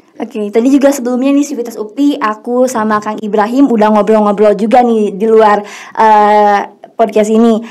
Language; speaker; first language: Indonesian; native; Indonesian